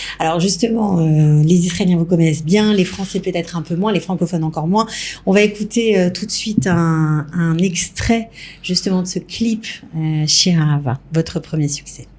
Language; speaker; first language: French; native; French